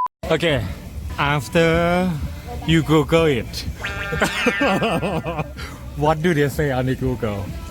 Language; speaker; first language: English; non-native, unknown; Thai